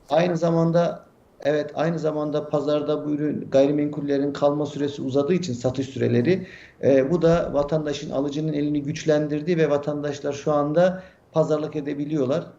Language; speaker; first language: Turkish; native; Turkish